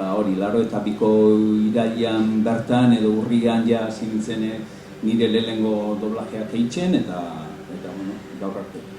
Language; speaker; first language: Basque; non-native, local second language; Spanish